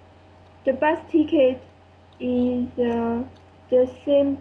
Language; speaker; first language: English; non-native, learner; French